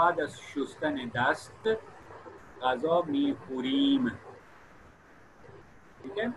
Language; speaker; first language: Persian; non-native, fluent; Urdu